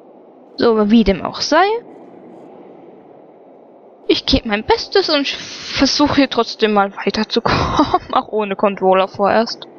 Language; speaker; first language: German; native; German